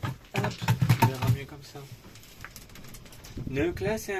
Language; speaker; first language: French; native; French